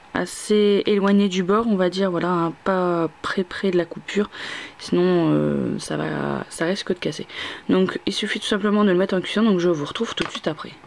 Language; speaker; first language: French; native; French